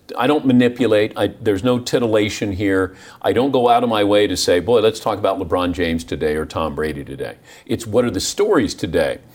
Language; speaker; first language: English; native; English